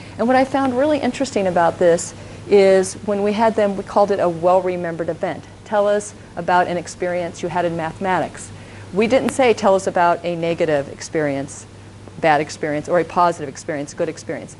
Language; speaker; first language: English; native; English